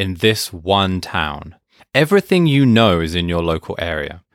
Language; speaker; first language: English; native; English